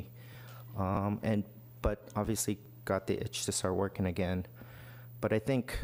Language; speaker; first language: English; native; English